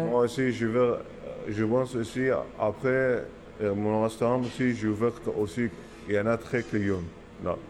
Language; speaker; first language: French; non-native, learner; Arabic